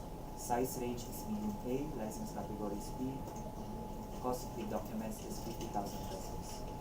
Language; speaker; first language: English; non-native, local second language; Cebuano